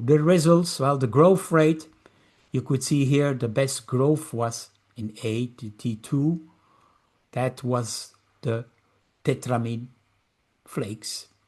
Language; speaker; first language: English; non-native, fluent; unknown